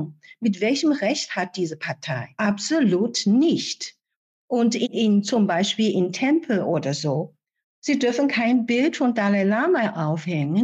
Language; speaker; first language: German; non-native, fluent; Chinese